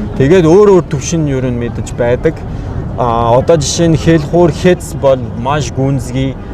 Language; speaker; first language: Mongolian; non-native, fluent; French